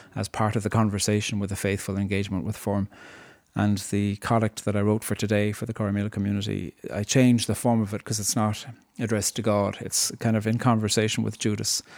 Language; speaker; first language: English; native; English